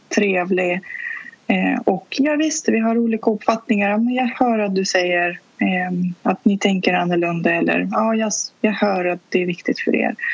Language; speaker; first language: Swedish; non-native, fluent; Russian